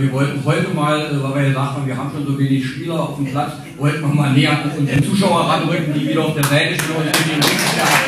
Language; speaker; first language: German; native; German